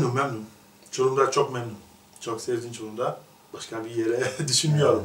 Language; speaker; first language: Turkish; non-native, learner; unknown